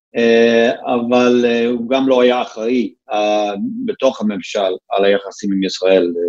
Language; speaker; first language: Hebrew; non-native, fluent; English